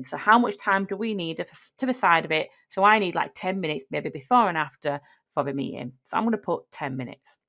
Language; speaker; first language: English; native; English